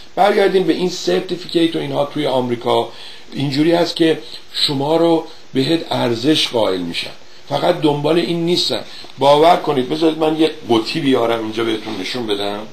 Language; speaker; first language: Persian; native; Persian